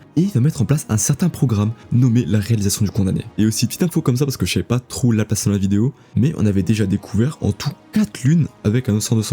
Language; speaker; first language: French; native; French